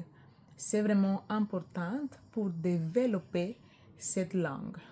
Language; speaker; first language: French; non-native, learner; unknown